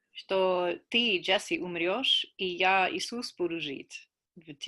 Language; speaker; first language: Russian; non-native, fluent; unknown